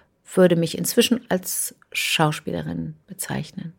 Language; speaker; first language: German; native; German